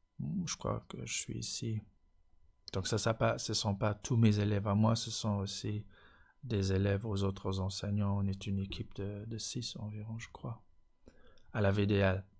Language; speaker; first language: French; non-native, local second language; Luxembourgish